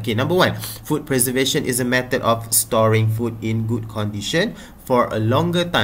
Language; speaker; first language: English; non-native, local second language; Malay